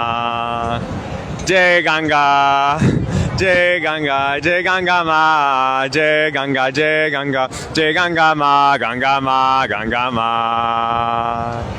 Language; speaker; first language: Hindi; non-native, learner; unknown